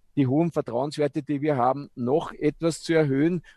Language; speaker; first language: German; native; German